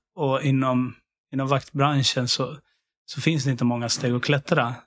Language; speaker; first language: Swedish; early bilingual, other home language; Syriac